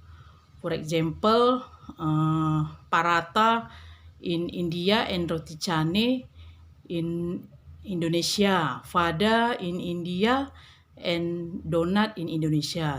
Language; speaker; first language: English; non-native, learner; Indonesian